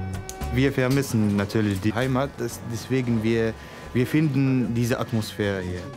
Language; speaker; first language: German; non-native, learner; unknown